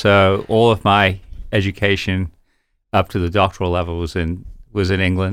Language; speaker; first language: English; native; English